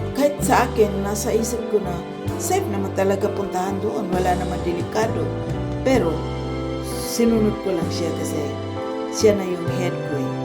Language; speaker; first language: Filipino; non-native, local second language; Cebuano